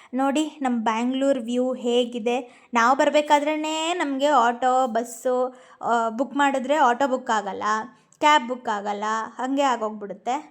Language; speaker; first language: Kannada; native; Kannada